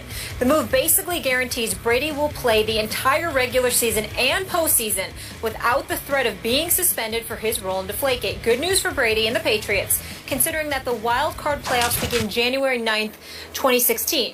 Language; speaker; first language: English; native; English